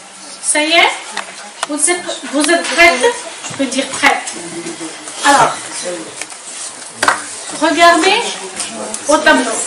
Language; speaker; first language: French; non-native, fluent; Ukrainian